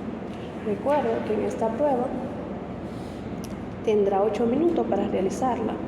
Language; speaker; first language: Spanish; native; Spanish